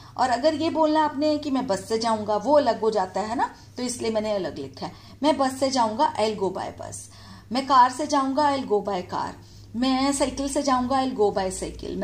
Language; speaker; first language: Hindi; native; Hindi